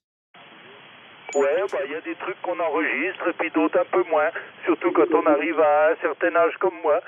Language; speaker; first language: French; native; French